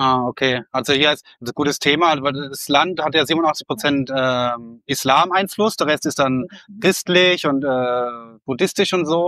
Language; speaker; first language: German; native; German